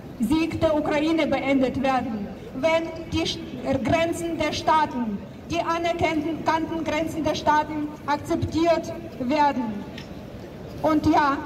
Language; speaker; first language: German; non-native, fluent; Ukrainian